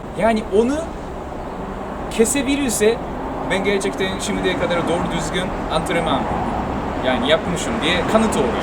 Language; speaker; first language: Turkish; non-native, fluent; Japanese